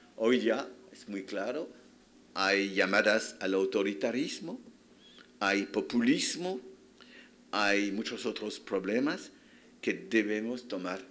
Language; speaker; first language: Spanish; non-native, fluent; French